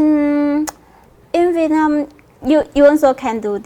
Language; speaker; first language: English; non-native, learner; Vietnamese